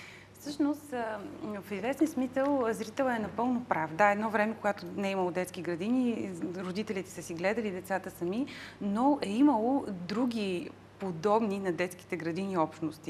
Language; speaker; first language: Bulgarian; native; Bulgarian